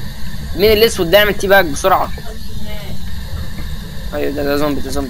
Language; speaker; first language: Arabic; native; Arabic